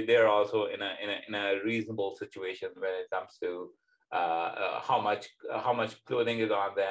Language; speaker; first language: English; non-native, local second language; Urdu